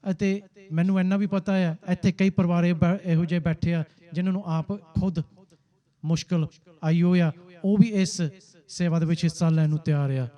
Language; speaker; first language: Punjabi; early bilingual, heritage; Punjabi